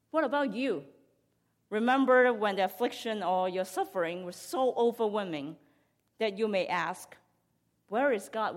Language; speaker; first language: English; non-native, local second language; Cantonese